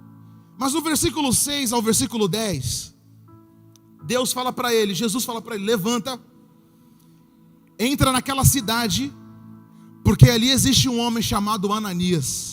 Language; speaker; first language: Portuguese; native; Portuguese